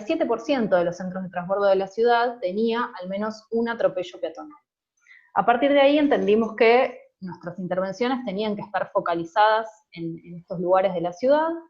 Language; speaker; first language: Spanish; native; Spanish